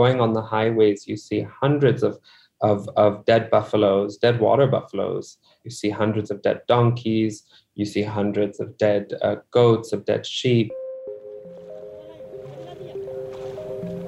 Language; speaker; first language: English; non-native, local second language; Urdu